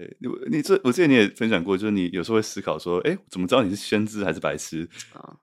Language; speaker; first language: Chinese; native; Chinese